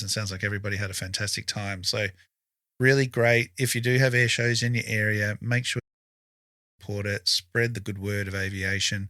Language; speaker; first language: English; native; English